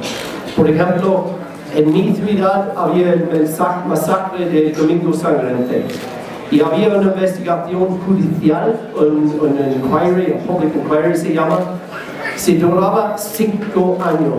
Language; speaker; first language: Spanish; non-native, learner; English